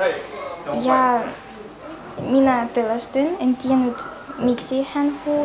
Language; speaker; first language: Finnish; early bilingual, other home language; Russian